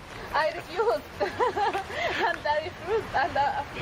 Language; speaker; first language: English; non-native, learner; Arabic